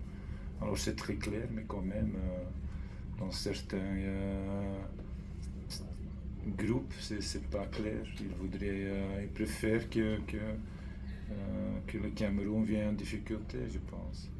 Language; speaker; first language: French; non-native, fluent; Dutch